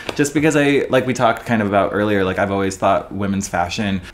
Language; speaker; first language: English; native; English